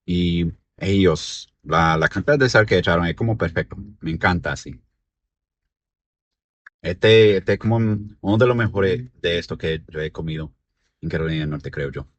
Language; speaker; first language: Spanish; early bilingual, heritage; Spanish